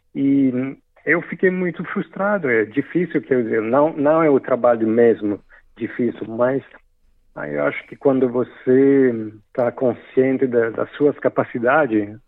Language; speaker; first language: Portuguese; non-native, fluent; French